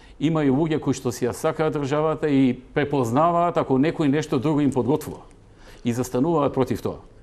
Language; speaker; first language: Macedonian; native; Macedonian